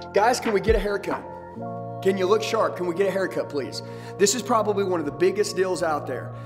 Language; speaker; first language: English; native; English